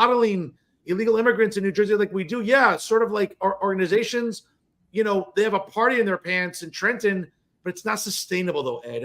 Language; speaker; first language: English; native; English